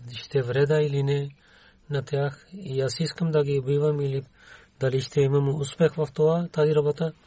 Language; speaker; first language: Bulgarian; non-native, learner; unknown